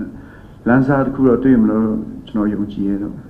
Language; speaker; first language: Burmese; non-native, local second language; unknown